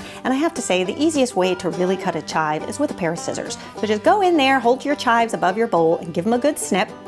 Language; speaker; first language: English; native; English